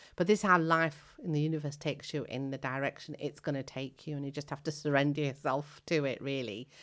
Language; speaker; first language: English; native; English